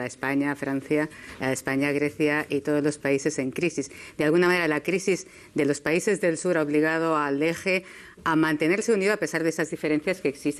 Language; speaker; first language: Spanish; native; Spanish